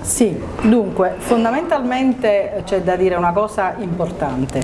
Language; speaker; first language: Italian; native; Italian